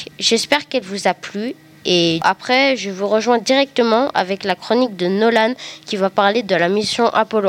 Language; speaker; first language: French; native; French